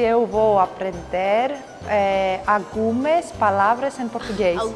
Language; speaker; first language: Portuguese; non-native, learner; Greek